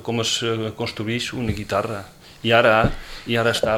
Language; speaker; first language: Catalan; non-native, fluent; Dutch